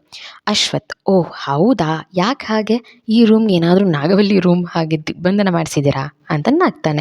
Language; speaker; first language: Kannada; native; Kannada